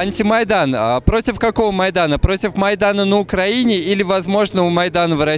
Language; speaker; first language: Russian; native; Russian